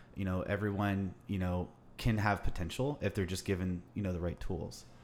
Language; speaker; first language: English; native; English